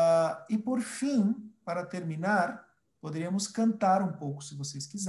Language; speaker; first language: Portuguese; early bilingual, other home language; Spanish